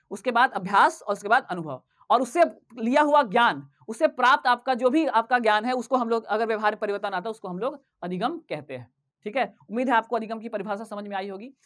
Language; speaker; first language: Hindi; native; Hindi